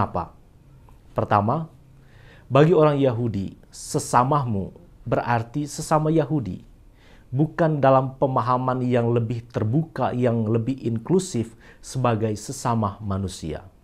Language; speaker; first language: Indonesian; native; Indonesian